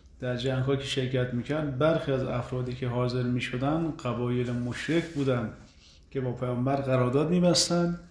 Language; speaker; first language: Persian; native; Persian